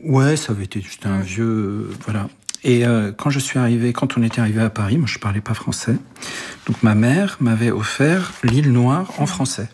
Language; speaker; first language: French; early bilingual, other home language; Arabic